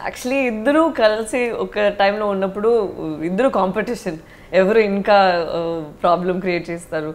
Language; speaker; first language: Telugu; non-native, learner; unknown